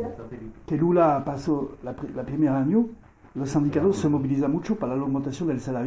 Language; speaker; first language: Spanish; non-native, fluent; French